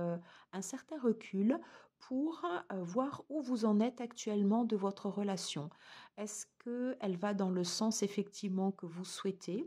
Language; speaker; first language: French; native; French